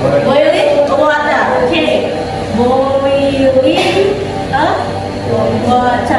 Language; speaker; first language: English; non-native, fluent; Indonesian